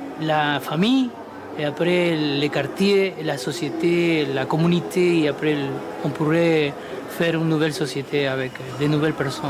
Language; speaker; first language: French; non-native, fluent; Spanish